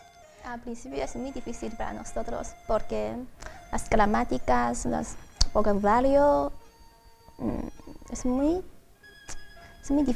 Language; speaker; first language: Spanish; non-native, learner; Chinese